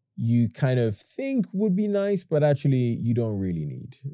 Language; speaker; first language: English; native; English